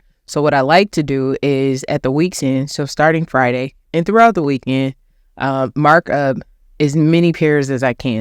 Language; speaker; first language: English; native; English